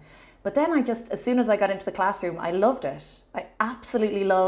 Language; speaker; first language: English; native; English